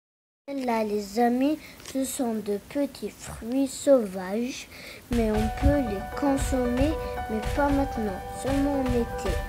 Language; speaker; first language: French; non-native, local second language; Arabic